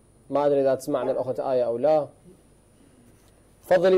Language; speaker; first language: Arabic; native; Arabic